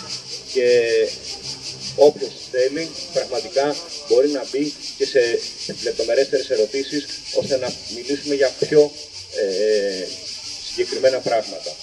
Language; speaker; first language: Greek; native; Greek